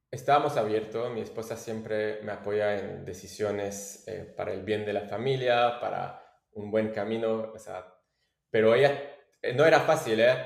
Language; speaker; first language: Spanish; non-native, fluent; French